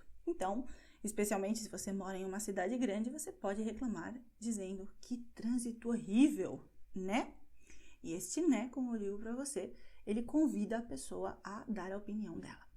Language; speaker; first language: Portuguese; non-native, fluent; Spanish